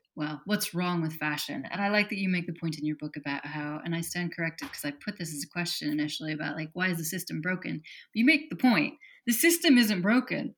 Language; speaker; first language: English; native; English